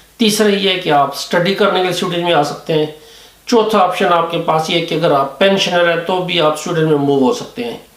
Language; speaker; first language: Urdu; native; Urdu